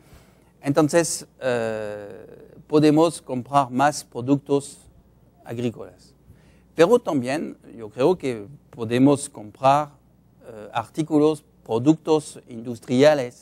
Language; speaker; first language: Spanish; non-native, fluent; French